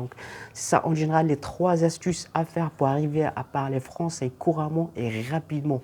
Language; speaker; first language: French; non-native, local second language; Arabic